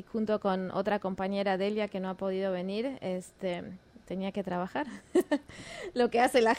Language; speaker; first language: Spanish; native; Spanish